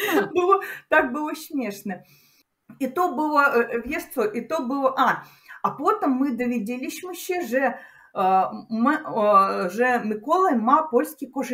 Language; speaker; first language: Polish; non-native, learner; Russian